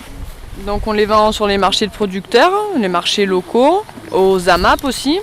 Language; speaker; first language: French; native; French